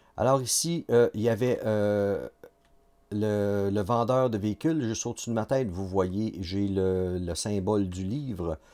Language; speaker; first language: French; native; French